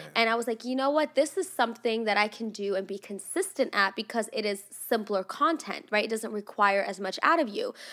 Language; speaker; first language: English; non-native, fluent; Russian